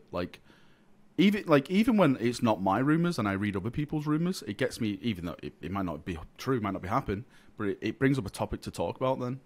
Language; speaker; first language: English; native; English